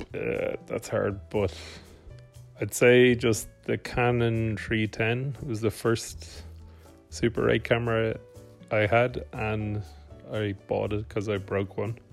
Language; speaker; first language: English; native; English